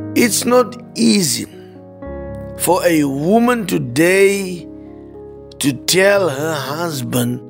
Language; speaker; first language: English; non-native, local second language; Afrikaans